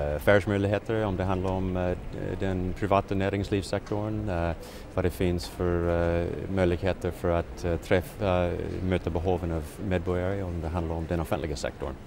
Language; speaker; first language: Swedish; non-native, fluent; English